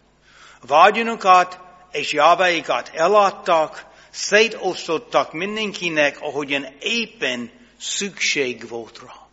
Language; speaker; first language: Hungarian; non-native, fluent; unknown